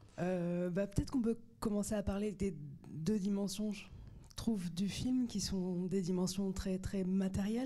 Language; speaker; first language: French; native; French